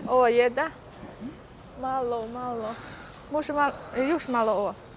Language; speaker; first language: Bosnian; non-native, learner; Chinese